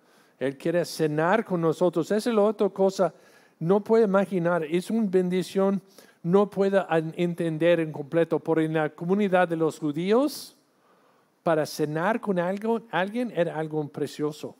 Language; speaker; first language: Spanish; non-native, fluent; English